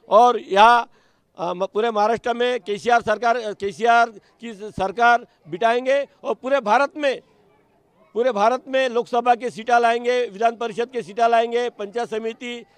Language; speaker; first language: Hindi; non-native, local second language; Marathi